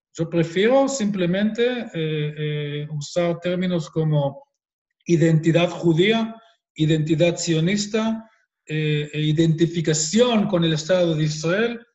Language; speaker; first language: Spanish; non-native, fluent; Hebrew